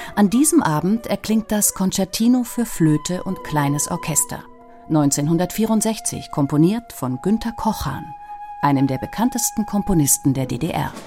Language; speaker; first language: German; native; German